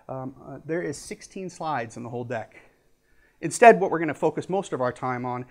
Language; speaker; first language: English; native; English